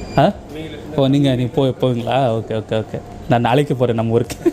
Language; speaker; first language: Tamil; non-native, learner; Kannada